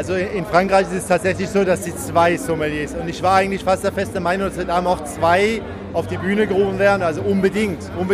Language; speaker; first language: German; native; German